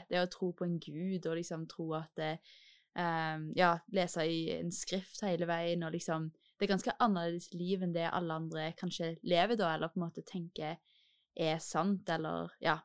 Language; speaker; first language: Norwegian; native; Norwegian